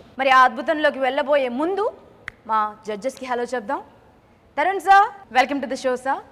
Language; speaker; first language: Telugu; native; Telugu